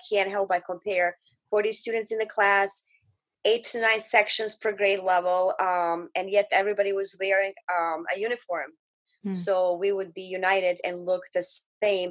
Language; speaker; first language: English; non-native, fluent; Bosnian